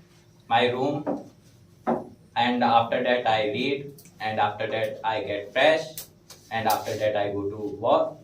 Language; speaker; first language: English; non-native, learner; Hindi